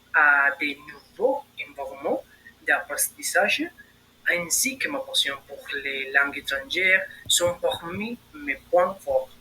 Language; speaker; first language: French; non-native, learner; Spanish